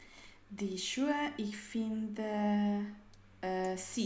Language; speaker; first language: German; non-native, learner; Spanish